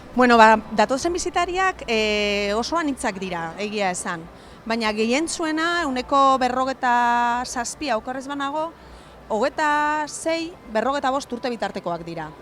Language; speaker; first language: Basque; native; Basque